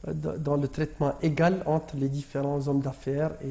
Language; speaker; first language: French; non-native, local second language; Arabic